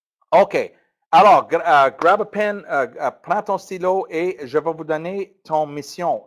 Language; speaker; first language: French; non-native, learner; English